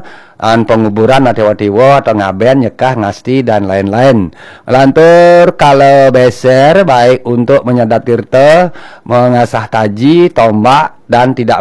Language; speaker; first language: Indonesian; non-native, local second language; Balinese